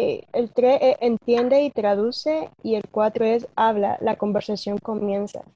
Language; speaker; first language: Spanish; non-native, learner; English